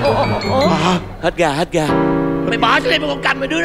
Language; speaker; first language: Vietnamese; native; Vietnamese